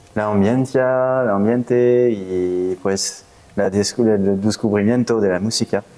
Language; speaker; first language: Spanish; non-native, fluent; French